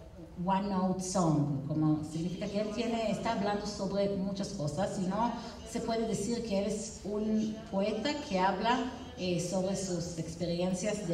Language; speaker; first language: Spanish; non-native, fluent; Hebrew